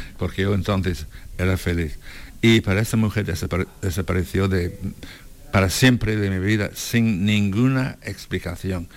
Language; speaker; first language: Spanish; non-native, fluent; English